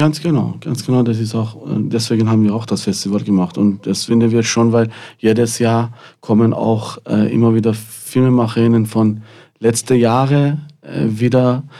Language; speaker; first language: German; non-native, fluent; Persian